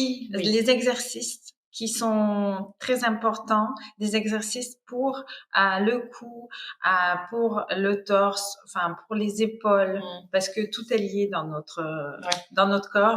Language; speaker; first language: French; non-native, fluent; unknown